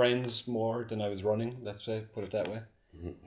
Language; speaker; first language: English; native; English